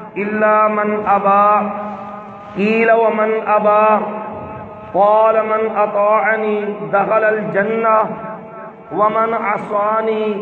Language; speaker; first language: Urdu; non-native, local second language; Punjabi